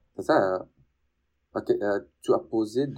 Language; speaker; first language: French; non-native, fluent; Portuguese